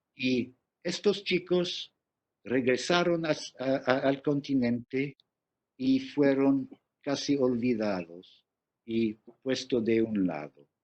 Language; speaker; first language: Spanish; non-native, fluent; English